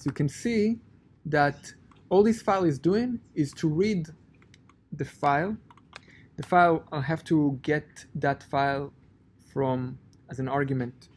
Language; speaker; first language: English; non-native, fluent; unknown